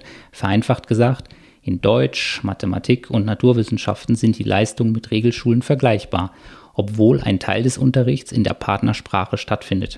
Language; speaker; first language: German; native; German